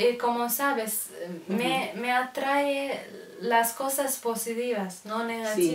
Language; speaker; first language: Spanish; non-native, learner; Arabic